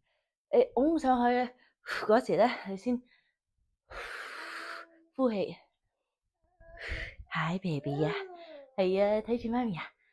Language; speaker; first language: Cantonese; early bilingual, heritage; Cantonese